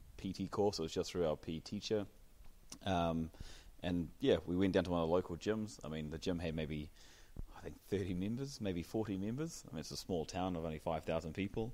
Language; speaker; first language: English; native; English